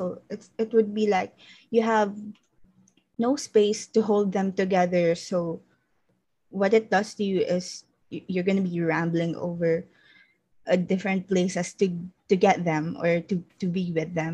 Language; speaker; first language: English; non-native, local second language; Filipino